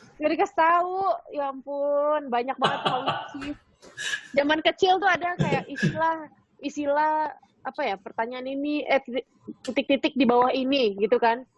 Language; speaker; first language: Indonesian; native; Indonesian